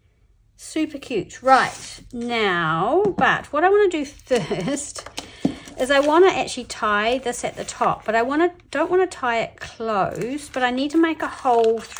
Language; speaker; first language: English; native; English